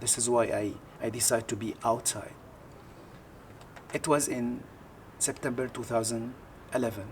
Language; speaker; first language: English; non-native, learner; Arabic